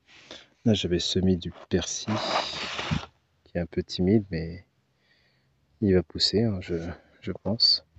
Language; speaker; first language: French; native; French